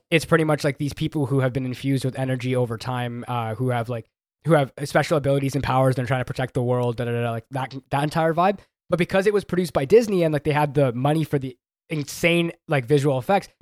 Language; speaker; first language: English; early bilingual, other home language; Hindi